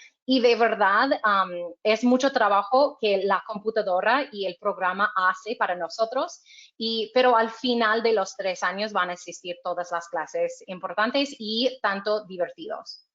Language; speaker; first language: Spanish; non-native, fluent; English